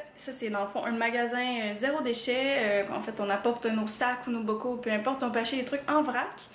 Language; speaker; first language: French; native; French